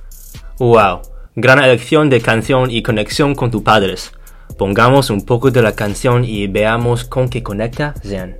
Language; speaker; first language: Spanish; non-native, learner; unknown